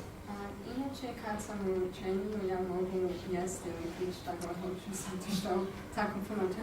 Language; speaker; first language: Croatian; non-native, learner; English